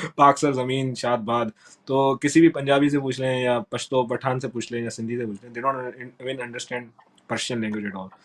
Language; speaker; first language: Urdu; non-native, local second language; Sindhi